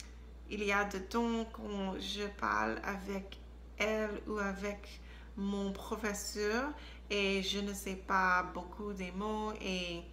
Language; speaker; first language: French; non-native, learner; English